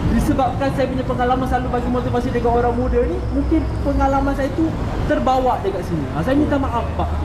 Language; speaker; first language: Malay; native; Malay